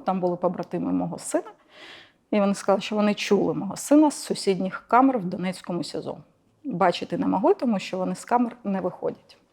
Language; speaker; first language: Ukrainian; non-native, local second language; Russian